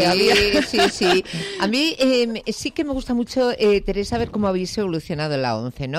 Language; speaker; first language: Spanish; native; Spanish